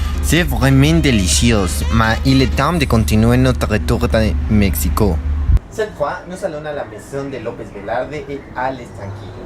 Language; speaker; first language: French; non-native, learner; Spanish